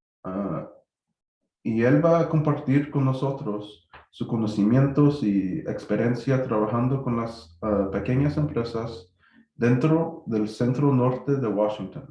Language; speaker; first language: Spanish; early bilingual, heritage; Spanish